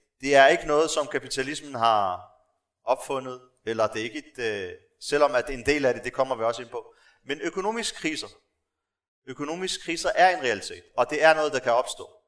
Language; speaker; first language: Danish; non-native, local second language; Arabic